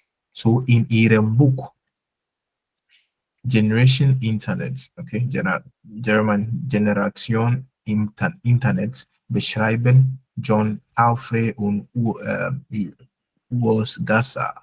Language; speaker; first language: German; non-native, fluent; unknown